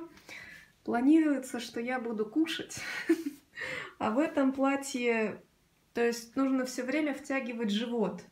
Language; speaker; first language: Russian; native; Russian